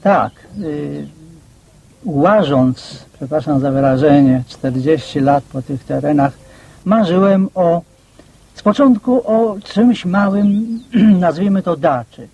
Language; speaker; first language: Polish; native; Polish